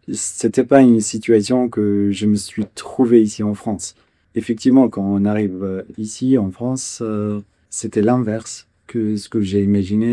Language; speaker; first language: French; non-native, fluent; Kurdish